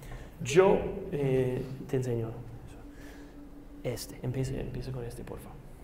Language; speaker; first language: Spanish; non-native, fluent; English